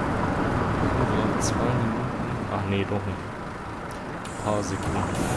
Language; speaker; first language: German; native; German